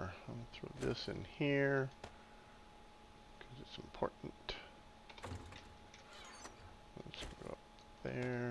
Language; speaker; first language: English; native; English